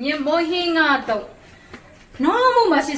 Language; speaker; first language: Korean; non-native, learner; Mizo